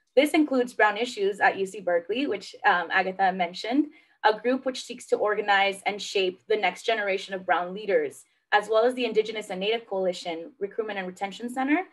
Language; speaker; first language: English; native; English